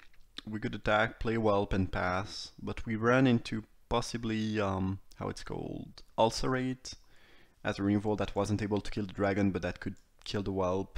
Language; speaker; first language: English; non-native, fluent; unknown